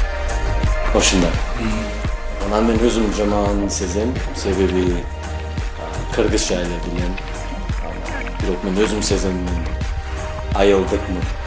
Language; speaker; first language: Kyrgyz; non-native, fluent; English